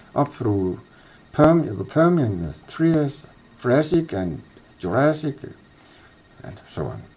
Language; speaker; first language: English; non-native, fluent; Danish